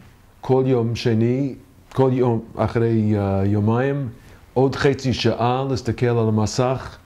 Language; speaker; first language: Hebrew; non-native, learner; English